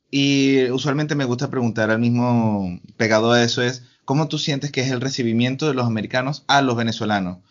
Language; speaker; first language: Spanish; native; Spanish